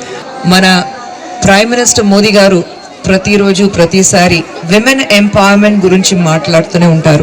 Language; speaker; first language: Telugu; non-native, fluent; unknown